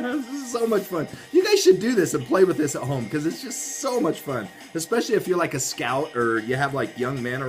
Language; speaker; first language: English; native; English